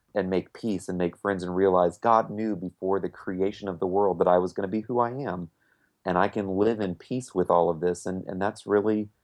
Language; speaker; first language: English; native; English